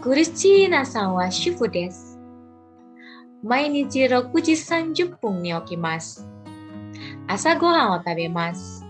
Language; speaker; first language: Japanese; non-native, fluent; Indonesian